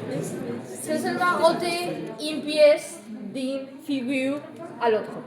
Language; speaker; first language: French; non-native, fluent; Spanish